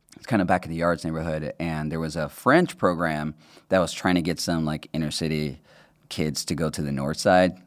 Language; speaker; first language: English; early bilingual, other home language; Spanish